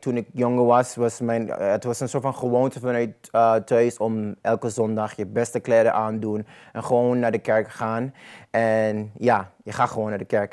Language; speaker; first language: Dutch; non-native, local second language; Papiamento